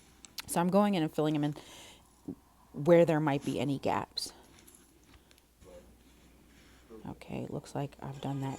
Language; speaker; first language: English; native; English